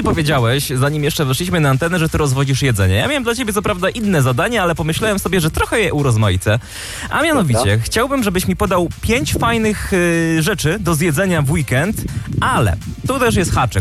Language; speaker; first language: Polish; native; Polish